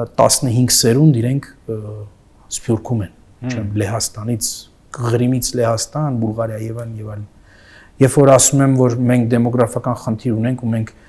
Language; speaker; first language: Armenian; native; Armenian